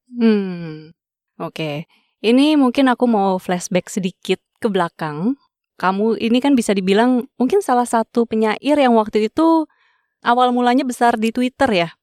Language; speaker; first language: Indonesian; native; Indonesian